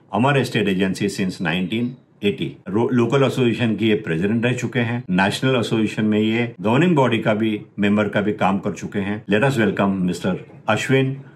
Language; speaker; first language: Hindi; non-native, local second language; Marathi